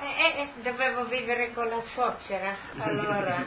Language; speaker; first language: Italian; non-native, local second language; Friulian